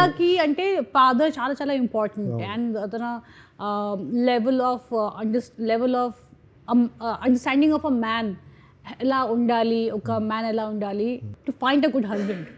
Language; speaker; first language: Telugu; non-native, learner; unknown